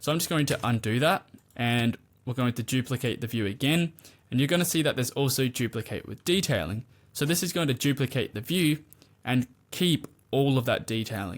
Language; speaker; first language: English; native; English